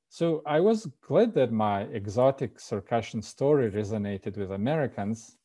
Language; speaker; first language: English; non-native, fluent; Russian